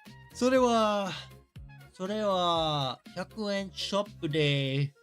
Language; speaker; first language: Japanese; non-native, learner; English